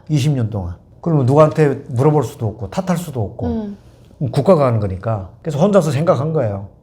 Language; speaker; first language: Korean; native; Korean